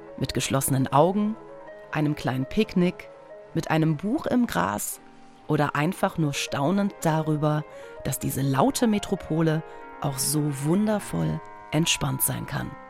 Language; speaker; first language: German; early bilingual, other home language; Polish